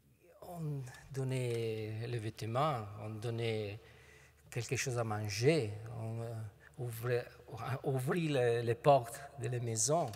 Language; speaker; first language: French; non-native, fluent; Italian